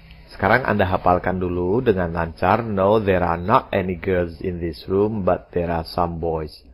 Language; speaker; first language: English; non-native, fluent; Indonesian